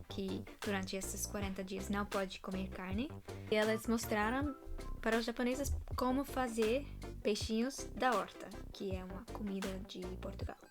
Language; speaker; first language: Portuguese; non-native, fluent; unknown